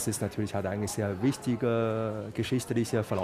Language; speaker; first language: German; non-native, fluent; Chinese